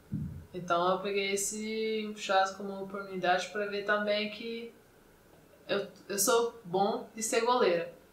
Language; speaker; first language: Portuguese; non-native, fluent; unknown